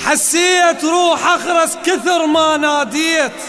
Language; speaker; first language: Arabic; native; Arabic